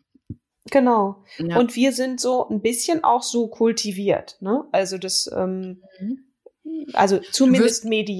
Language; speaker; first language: German; native; German